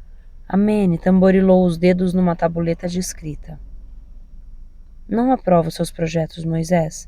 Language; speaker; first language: Portuguese; native; Portuguese